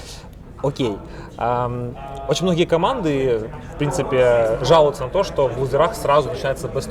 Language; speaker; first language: Russian; native; Russian